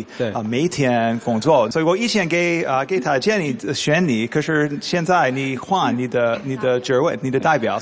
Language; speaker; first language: Chinese; non-native, learner; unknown